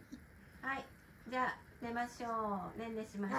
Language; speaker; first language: Japanese; native; Japanese